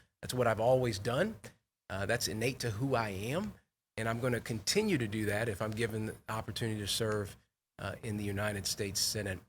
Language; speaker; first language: English; native; English